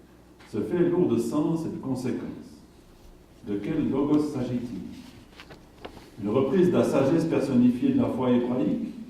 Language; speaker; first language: French; native; French